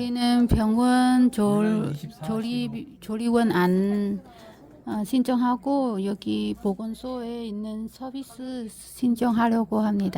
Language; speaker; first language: Korean; non-native, learner; Vietnamese